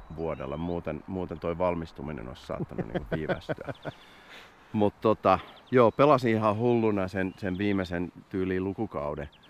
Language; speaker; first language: Finnish; non-native, fluent; English